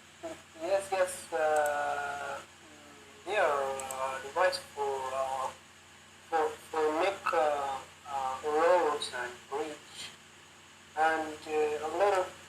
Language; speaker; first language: English; non-native, learner; Turkish